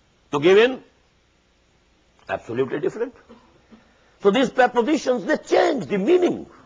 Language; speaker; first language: English; non-native, local second language; Urdu